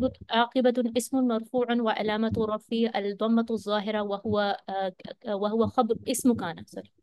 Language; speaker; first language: Arabic; non-native, learner; Urdu